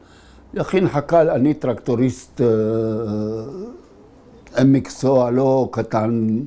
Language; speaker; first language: Hebrew; early bilingual, other home language; Arabic